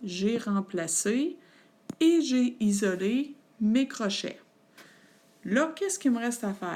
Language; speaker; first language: French; native; French